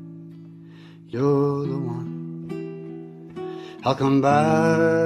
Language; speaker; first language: English; native; English